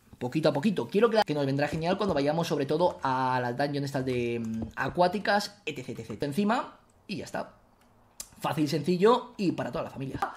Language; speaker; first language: Spanish; native; Spanish